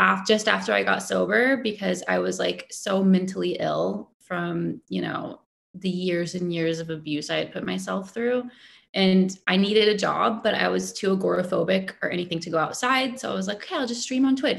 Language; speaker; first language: English; native; English